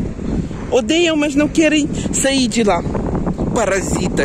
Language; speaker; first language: Portuguese; non-native, fluent; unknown